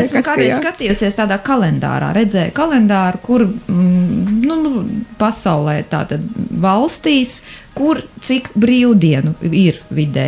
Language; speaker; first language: Latvian; native; Latvian